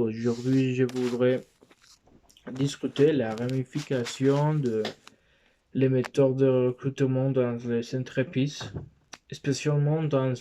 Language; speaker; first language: French; non-native, learner; Spanish